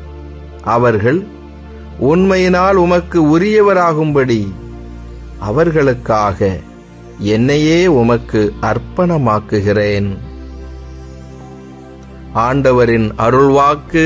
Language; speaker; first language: Tamil; native; Tamil